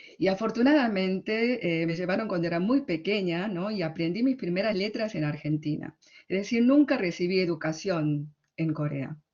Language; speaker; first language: Spanish; early bilingual, other home language; Korean